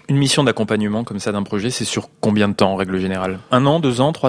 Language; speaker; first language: French; native; French